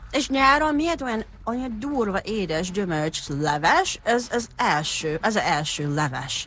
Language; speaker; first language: Hungarian; non-native, learner; Japanese